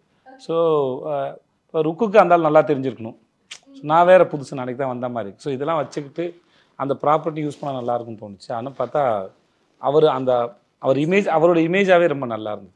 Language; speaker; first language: Tamil; native; Tamil